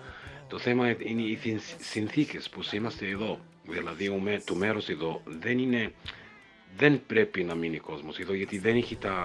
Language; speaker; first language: Greek; non-native, fluent; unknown